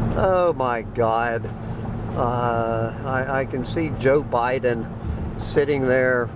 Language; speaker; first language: English; native; English